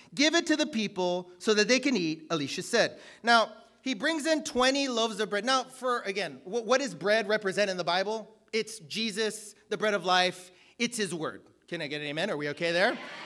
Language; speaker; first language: English; native; English